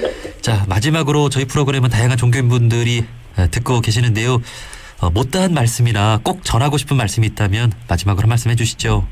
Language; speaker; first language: Korean; native; Korean